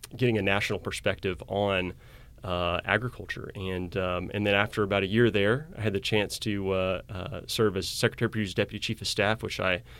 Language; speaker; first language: English; native; English